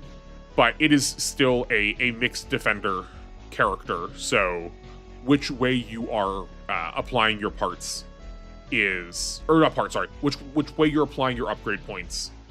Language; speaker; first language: English; native; English